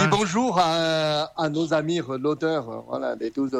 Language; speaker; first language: French; non-native, fluent; Chinese